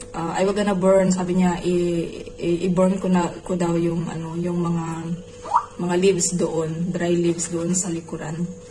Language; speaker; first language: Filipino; non-native, local second language; Cebuano